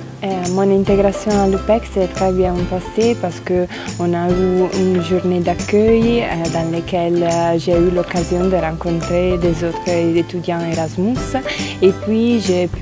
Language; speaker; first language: French; non-native, fluent; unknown